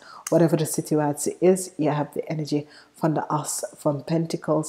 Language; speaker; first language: Dutch; non-native, fluent; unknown